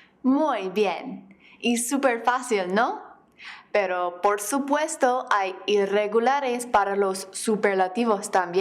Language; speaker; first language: Spanish; non-native, fluent; English